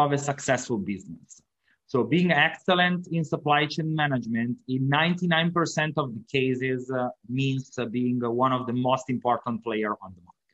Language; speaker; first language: English; non-native, fluent; Italian